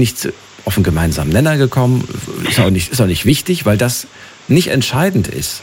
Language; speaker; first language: German; native; German